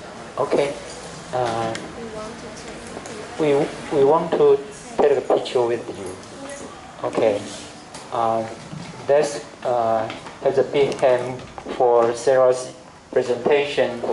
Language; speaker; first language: English; non-native, learner; Chinese